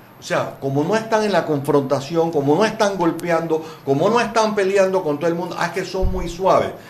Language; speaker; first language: Spanish; native; Spanish